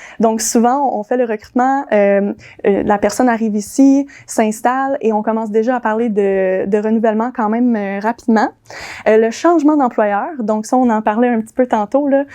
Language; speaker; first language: French; early bilingual, other home language; English